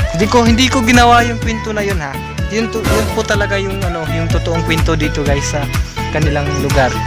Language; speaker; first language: Filipino; non-native, local second language; Cebuano